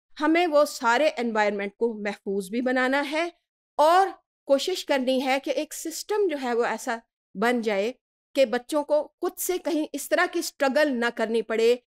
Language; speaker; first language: Urdu; native; Urdu